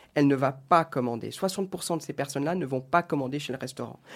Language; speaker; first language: French; native; French